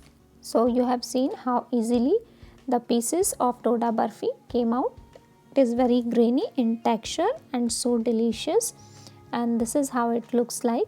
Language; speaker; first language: English; non-native, local second language; Hindi